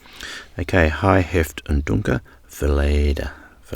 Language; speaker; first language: Dutch; non-native, learner; English